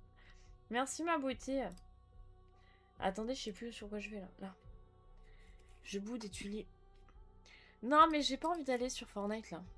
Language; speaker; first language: French; native; French